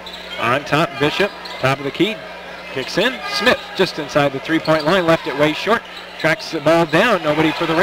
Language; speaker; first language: English; native; English